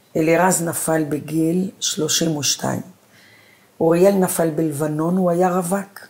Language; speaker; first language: Hebrew; early bilingual, other home language; Arabic